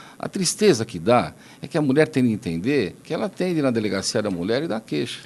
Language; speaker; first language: Portuguese; native; Portuguese